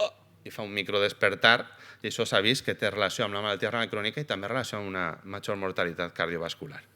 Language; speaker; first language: Catalan; native; Catalan